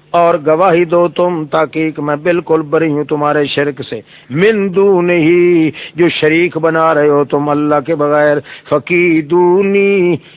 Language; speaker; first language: Urdu; non-native, local second language; Saraiki